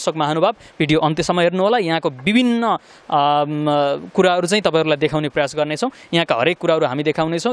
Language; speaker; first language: Nepali; native; Nepali